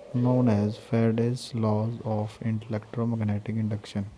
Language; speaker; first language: English; non-native, local second language; Punjabi